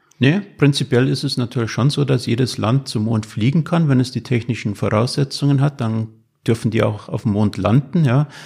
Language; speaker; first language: German; native; German